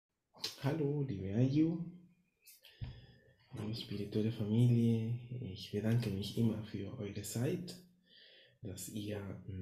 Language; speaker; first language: German; non-native, fluent; Spanish